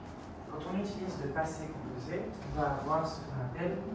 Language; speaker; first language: French; non-native, fluent; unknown